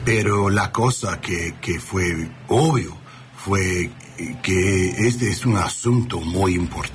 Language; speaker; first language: Spanish; non-native, learner; English